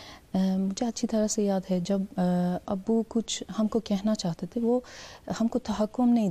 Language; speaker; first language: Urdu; non-native, fluent; Persian